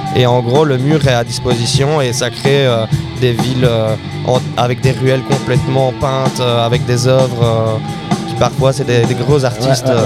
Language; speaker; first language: French; native; French